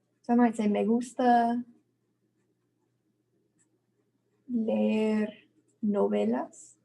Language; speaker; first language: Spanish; non-native, fluent; English